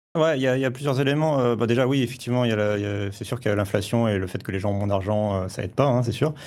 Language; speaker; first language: French; native; French